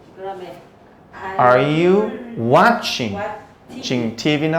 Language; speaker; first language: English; non-native, fluent; Korean